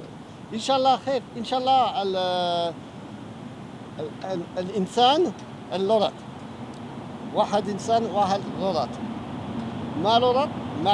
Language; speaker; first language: Arabic; non-native, learner; French